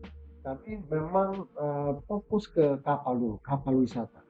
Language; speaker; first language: Indonesian; native; Indonesian